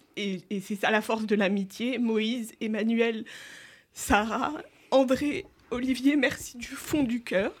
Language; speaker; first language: French; native; French